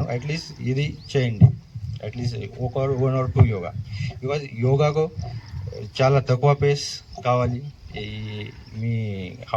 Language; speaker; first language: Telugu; non-native, learner; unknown